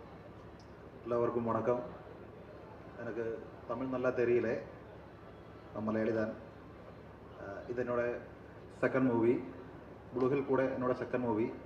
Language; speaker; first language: Tamil; non-native, learner; Malayalam